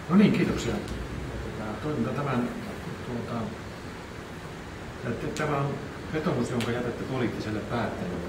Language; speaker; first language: Finnish; native; Finnish